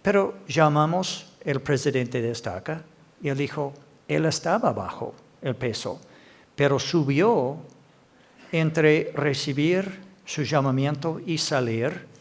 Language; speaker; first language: Spanish; non-native, fluent; English